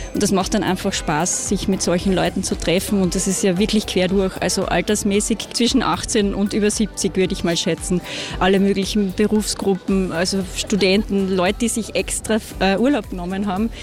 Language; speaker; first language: German; native; German